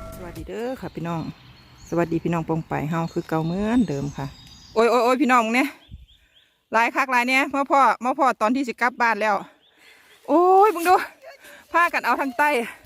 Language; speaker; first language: Thai; native; Thai